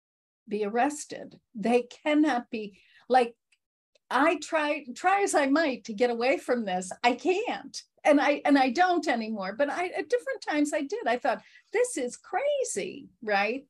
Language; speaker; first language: English; native; English